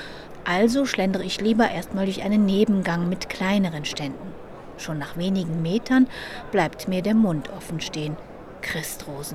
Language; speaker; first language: German; native; German